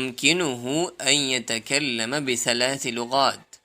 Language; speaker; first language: Arabic; non-native, fluent; Urdu